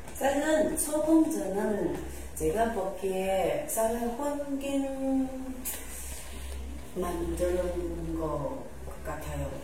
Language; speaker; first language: Korean; non-native, learner; Chinese